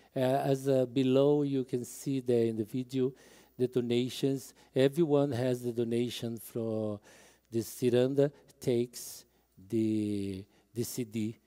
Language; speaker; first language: English; non-native, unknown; Portuguese